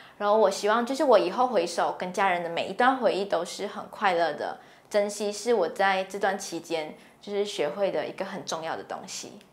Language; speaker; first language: Chinese; native; Chinese